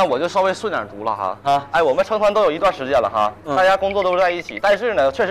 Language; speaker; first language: Chinese; native; Chinese